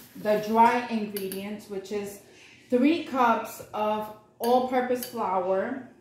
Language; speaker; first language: English; native; English